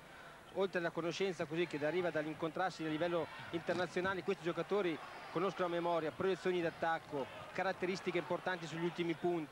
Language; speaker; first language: Italian; native; Italian